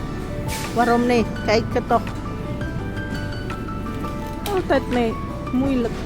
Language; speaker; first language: Dutch; non-native, learner; Indonesian